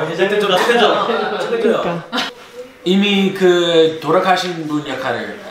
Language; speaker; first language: Korean; non-native, fluent; English